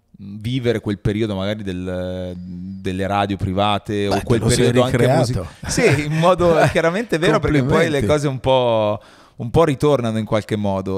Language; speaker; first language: Italian; native; Italian